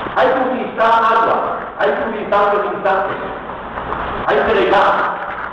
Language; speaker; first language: Spanish; non-native, fluent; Hebrew